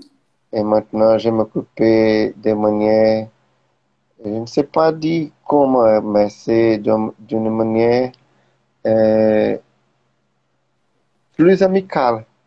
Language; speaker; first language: French; non-native, learner; Portuguese